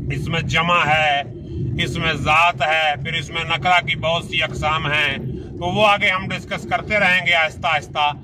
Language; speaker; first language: Urdu; native; Urdu